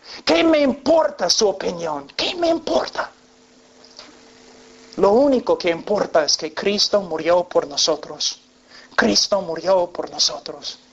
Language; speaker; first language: Spanish; non-native, fluent; English